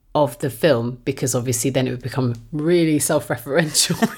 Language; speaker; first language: English; native; English